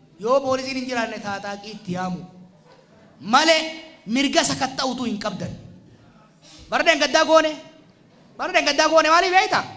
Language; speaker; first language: Oromo; native; Oromo